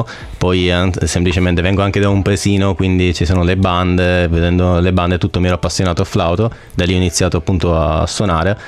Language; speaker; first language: Italian; native; Italian